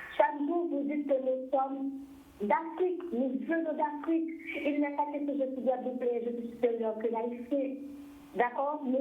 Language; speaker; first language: French; non-native, local second language; Haitian Creole